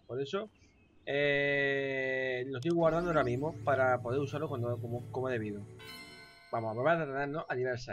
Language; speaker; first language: Spanish; native; Spanish